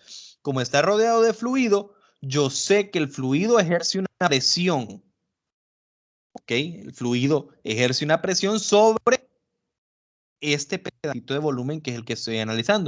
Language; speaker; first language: Spanish; native; Spanish